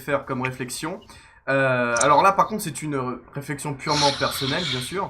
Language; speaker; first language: French; native; French